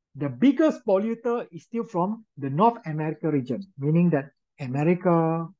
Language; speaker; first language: English; non-native, local second language; Min Nan Chinese